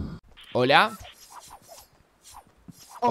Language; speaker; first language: Spanish; native; Spanish